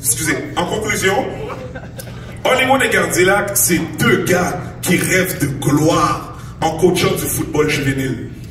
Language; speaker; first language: French; native; French